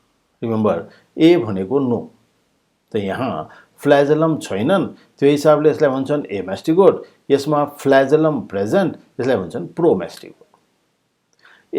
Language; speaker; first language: Nepali; native; Nepali